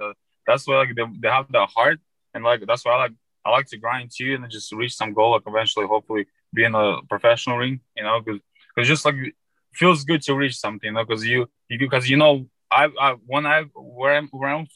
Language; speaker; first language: English; non-native, fluent; Uzbek